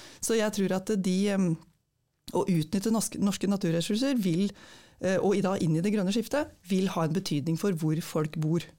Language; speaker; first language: Norwegian; native; Norwegian